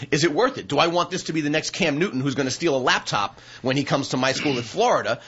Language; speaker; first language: English; native; English